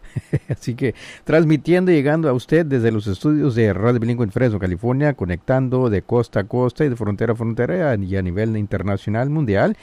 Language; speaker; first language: Spanish; native; Spanish